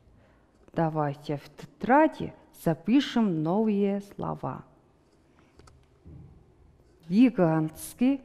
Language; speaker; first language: Russian; non-native, fluent; Mongolian